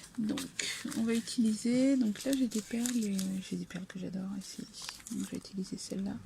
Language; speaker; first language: French; native; French